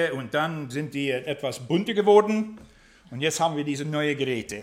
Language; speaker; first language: German; non-native, fluent; English